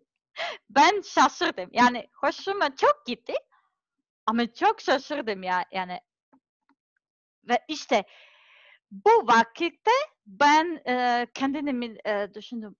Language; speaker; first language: Turkish; non-native, learner; Serbian